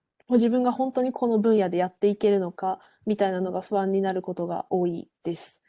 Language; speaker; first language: Japanese; native; Japanese